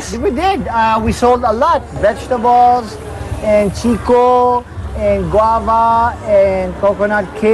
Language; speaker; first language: English; non-native, local second language; Filipino